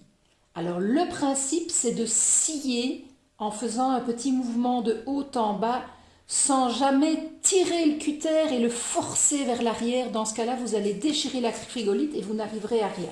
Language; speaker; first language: French; native; French